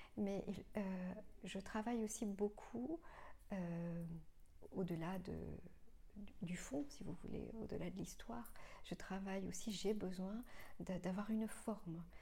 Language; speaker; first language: French; non-native, local second language; Morisyen